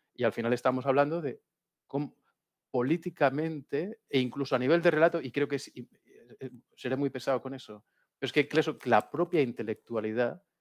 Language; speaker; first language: Spanish; native; Spanish